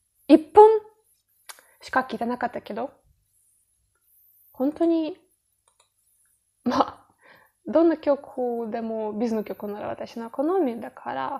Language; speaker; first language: Japanese; non-native, learner; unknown